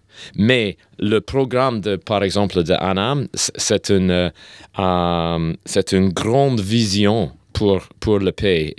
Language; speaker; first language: French; non-native, learner; English